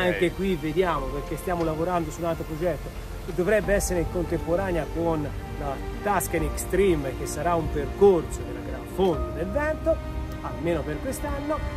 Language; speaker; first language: Italian; native; Italian